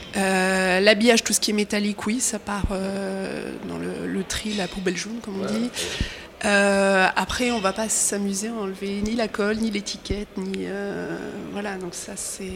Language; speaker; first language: French; native; French